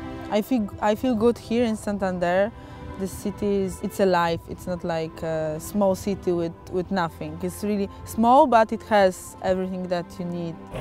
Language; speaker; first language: English; non-native, fluent; Polish